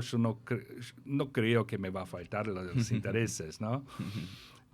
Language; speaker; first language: Spanish; non-native, fluent; German